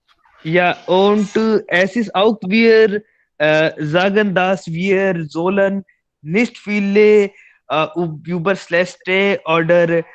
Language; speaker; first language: German; non-native, learner; Hindi